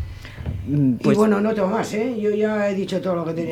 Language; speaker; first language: Spanish; native; Spanish